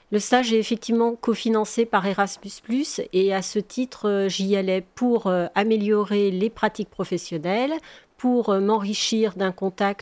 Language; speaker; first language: French; native; French